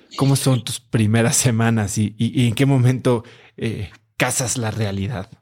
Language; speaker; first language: Spanish; native; Spanish